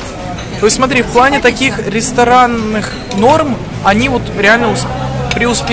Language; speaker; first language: Russian; native; Russian